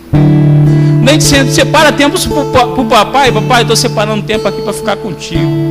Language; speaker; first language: Portuguese; native; Portuguese